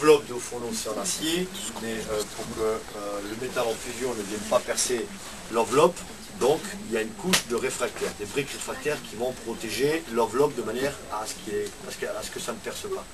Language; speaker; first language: French; native; French